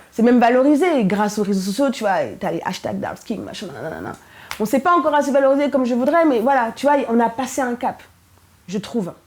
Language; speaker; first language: French; early bilingual, other home language; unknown